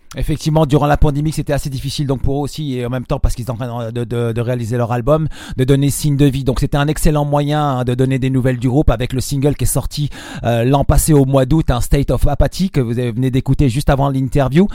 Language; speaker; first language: French; native; French